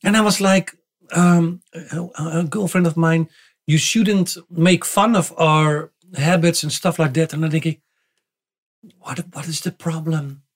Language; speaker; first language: English; non-native, fluent; Dutch